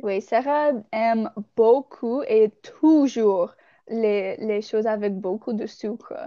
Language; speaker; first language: French; non-native, learner; English